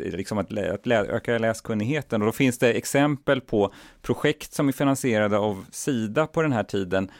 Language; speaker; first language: Swedish; native; Swedish